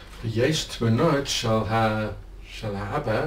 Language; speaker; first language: Hebrew; non-native, learner; English